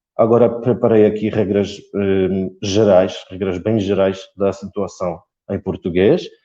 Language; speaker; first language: Portuguese; non-native, fluent; Polish